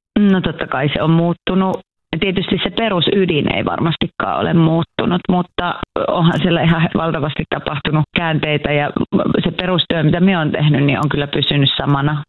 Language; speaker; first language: Finnish; native; Finnish